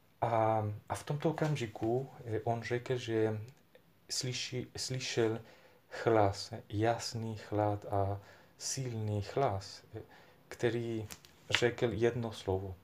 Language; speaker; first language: Czech; non-native, fluent; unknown